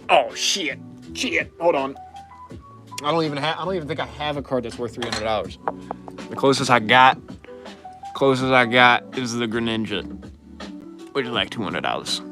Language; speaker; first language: English; native; English